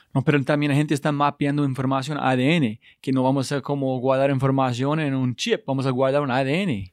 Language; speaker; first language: Spanish; non-native, learner; English